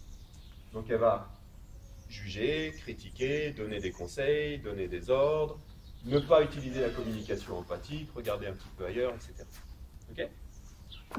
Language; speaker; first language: French; native; French